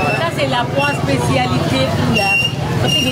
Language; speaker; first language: French; non-native, local second language; Burmese